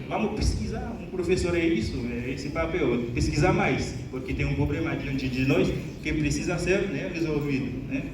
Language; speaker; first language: Portuguese; non-native, fluent; Haitian Creole